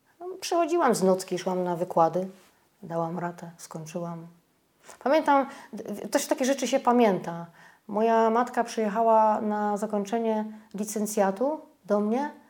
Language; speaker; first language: Polish; native; Polish